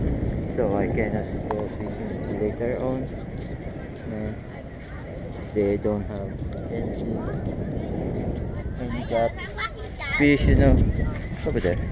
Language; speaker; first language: English; non-native, local second language; Filipino